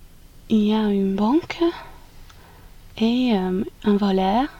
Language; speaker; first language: French; non-native, learner; English